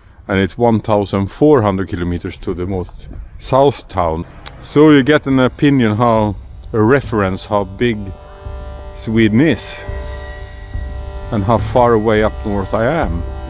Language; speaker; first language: English; non-native, fluent; Swedish